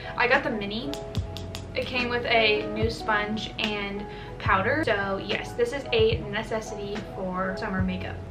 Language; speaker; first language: English; native; English